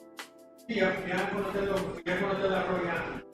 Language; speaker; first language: Spanish; early bilingual, heritage; Spanish